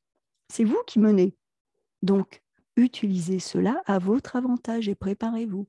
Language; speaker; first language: French; native; French